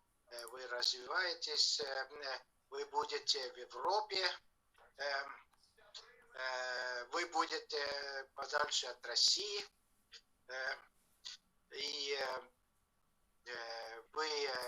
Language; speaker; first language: Russian; non-native, fluent; Estonian